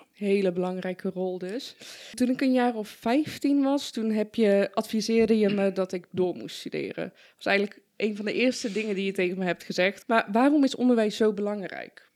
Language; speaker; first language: Dutch; early bilingual, other home language; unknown